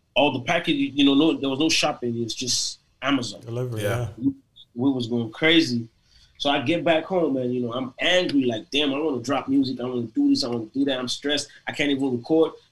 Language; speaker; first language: English; non-native, local second language; Igbo